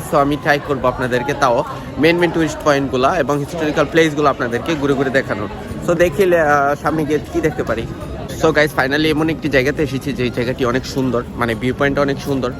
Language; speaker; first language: Bangla; native; Bangla